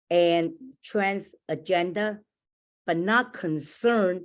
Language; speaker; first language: English; non-native, learner; Chinese